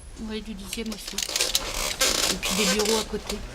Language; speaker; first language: French; native; French